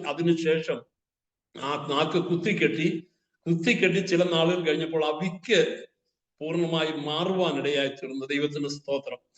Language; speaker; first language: Malayalam; native; Malayalam